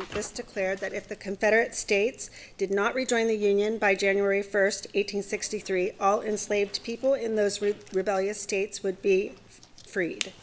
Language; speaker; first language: English; native; English